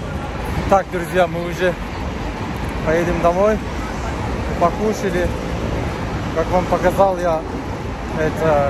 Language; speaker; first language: Russian; non-native, learner; Turkish